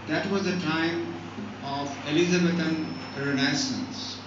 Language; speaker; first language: English; non-native, local second language; Bangla